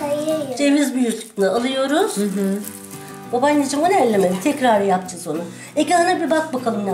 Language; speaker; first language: Turkish; native; Turkish